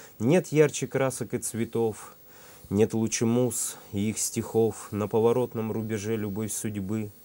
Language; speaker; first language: Russian; native; Russian